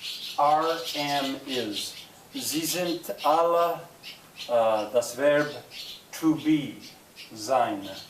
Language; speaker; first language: German; non-native, learner; English